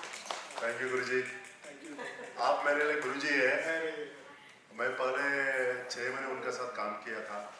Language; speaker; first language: Hindi; non-native, local second language; Kannada